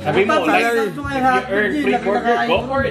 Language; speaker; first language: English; non-native, local second language; Filipino